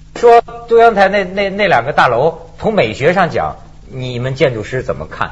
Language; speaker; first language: Chinese; native; Chinese